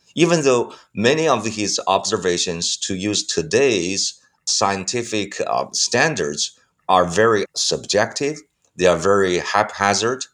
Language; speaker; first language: English; non-native, fluent; Chinese